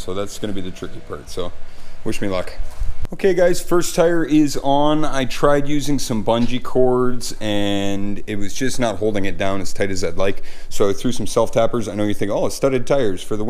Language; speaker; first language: English; native; English